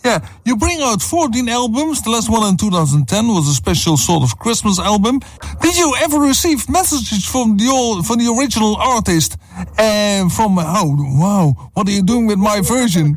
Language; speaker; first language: English; non-native, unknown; Dutch